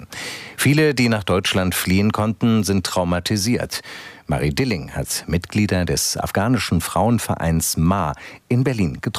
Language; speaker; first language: German; native; German